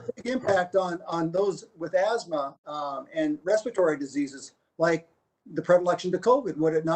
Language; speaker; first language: English; native; English